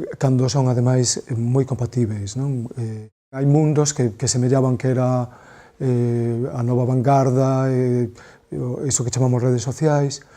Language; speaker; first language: Galician; native; Galician